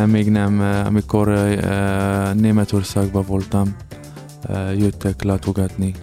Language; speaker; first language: Hungarian; non-native, learner; Arabic